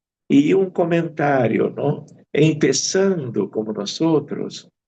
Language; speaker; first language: Spanish; non-native, fluent; Portuguese